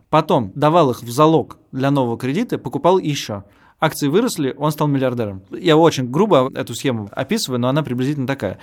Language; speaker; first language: Russian; native; Russian